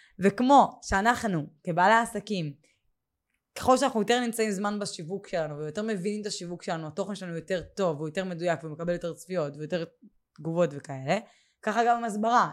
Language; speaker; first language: Hebrew; native; Hebrew